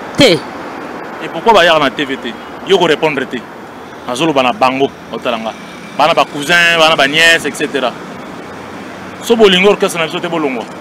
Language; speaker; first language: Lingala; native; Lingala